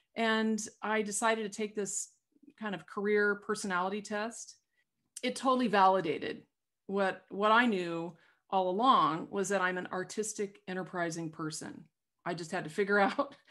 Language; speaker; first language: English; native; English